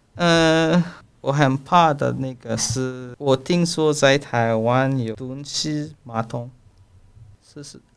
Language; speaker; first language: Chinese; non-native, learner; Spanish